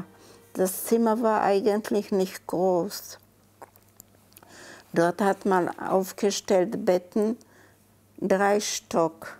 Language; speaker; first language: German; non-native, fluent; Czech